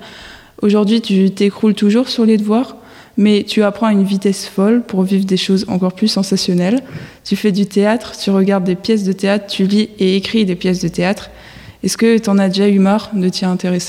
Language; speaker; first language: French; native; French